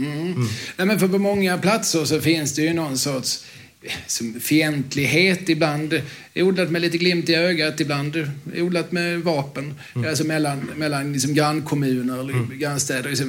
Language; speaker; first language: Swedish; native; Swedish